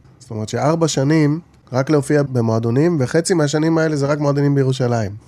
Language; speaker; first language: Hebrew; native; Hebrew